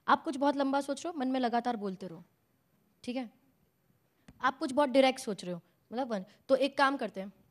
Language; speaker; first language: Hindi; native; Hindi